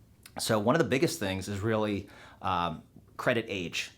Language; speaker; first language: English; native; English